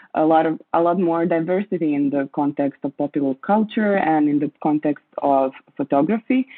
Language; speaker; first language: English; non-native, fluent; Croatian